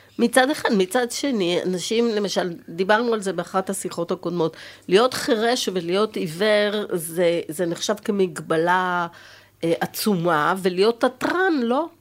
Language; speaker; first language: Hebrew; native; Hebrew